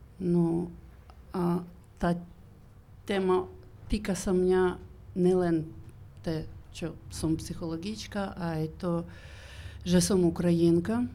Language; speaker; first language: Slovak; non-native, learner; Ukrainian